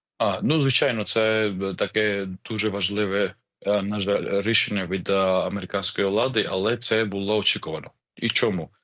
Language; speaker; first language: Ukrainian; non-native, fluent; Georgian